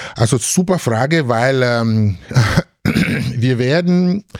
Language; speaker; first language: German; non-native, fluent; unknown